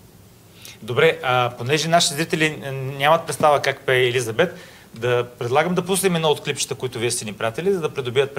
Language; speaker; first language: Bulgarian; native; Bulgarian